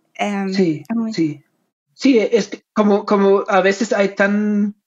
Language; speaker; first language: Spanish; non-native, fluent; German